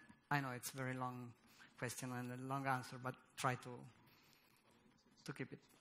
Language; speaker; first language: English; non-native, fluent; Italian